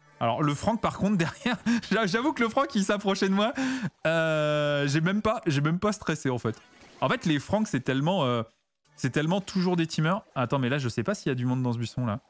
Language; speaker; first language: French; native; French